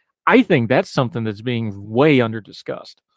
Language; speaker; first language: English; native; English